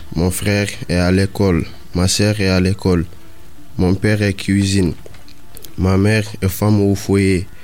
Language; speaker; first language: French; non-native, learner; Arabic